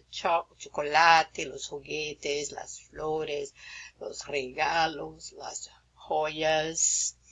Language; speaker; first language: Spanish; non-native, fluent; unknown